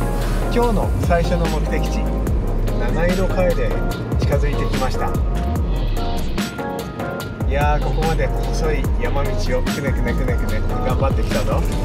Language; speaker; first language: Japanese; native; Japanese